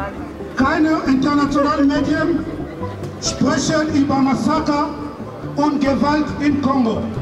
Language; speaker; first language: German; non-native, fluent; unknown